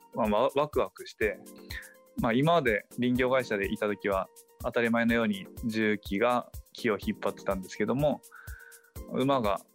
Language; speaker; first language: Japanese; native; Japanese